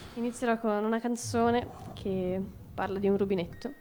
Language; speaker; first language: Italian; native; Italian